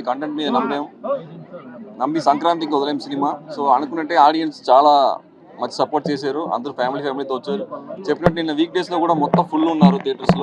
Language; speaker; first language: Telugu; native; Telugu